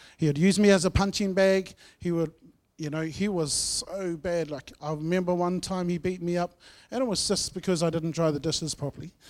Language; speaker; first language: English; native; English